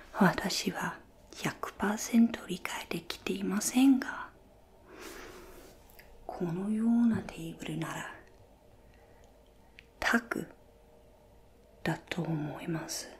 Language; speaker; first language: Japanese; non-native, fluent; English